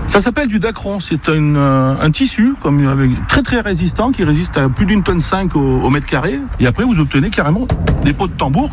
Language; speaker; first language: French; native; French